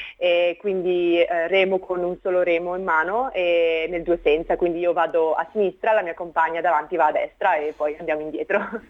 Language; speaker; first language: Italian; native; Italian